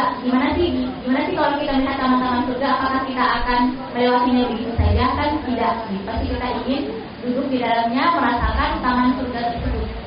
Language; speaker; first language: Indonesian; native; Indonesian